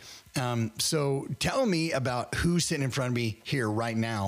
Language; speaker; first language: English; native; English